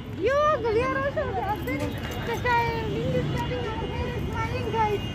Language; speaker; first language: English; non-native, local second language; Filipino